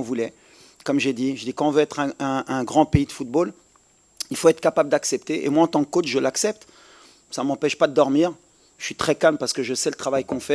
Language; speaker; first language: French; native; French